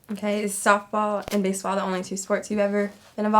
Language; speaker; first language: English; native; English